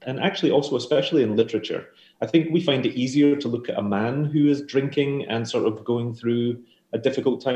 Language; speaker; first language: English; native; English